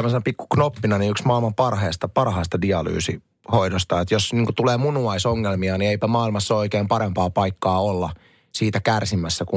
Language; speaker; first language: Finnish; native; Finnish